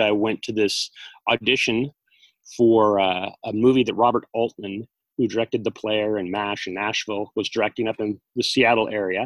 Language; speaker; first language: English; native; English